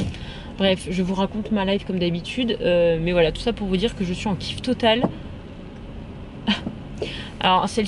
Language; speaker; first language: French; native; French